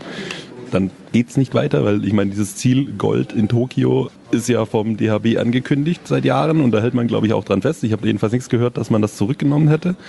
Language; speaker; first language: German; native; German